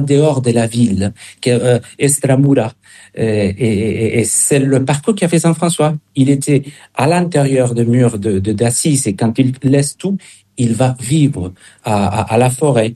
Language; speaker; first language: French; non-native, fluent; Spanish